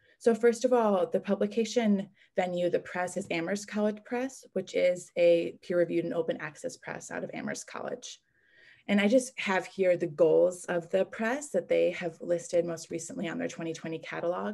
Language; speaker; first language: English; native; English